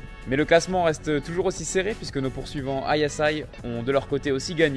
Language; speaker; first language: French; native; French